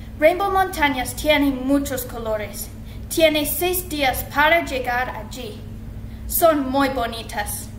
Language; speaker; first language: Spanish; non-native, learner; English